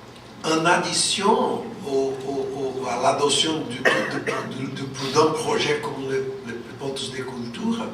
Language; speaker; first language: French; non-native, fluent; Portuguese